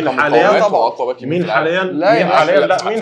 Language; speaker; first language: Arabic; native; Arabic